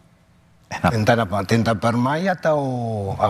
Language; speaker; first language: Indonesian; non-native, local second language; Spanish